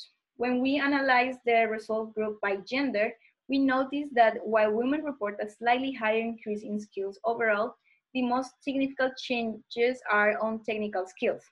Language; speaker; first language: English; non-native, fluent; Spanish